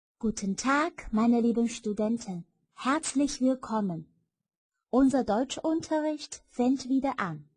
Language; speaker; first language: German; non-native, fluent; Chinese